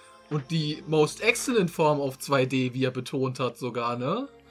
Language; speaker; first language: German; native; German